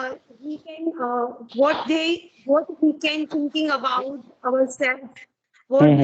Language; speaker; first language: English; non-native, learner; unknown